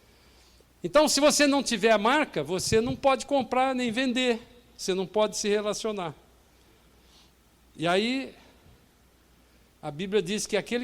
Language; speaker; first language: Portuguese; native; Portuguese